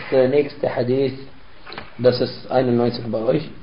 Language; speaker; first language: German; non-native, fluent; Arabic